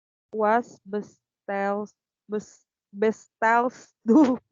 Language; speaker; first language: German; non-native, learner; Indonesian